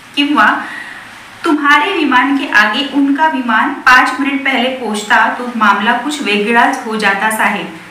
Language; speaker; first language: Hindi; non-native, local second language; Marathi